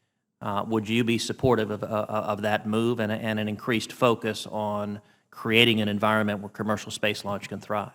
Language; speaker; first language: English; native; English